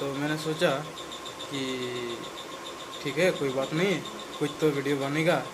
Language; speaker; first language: Hindi; non-native, local second language; Santali